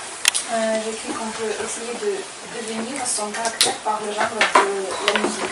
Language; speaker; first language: French; non-native, learner; Ukrainian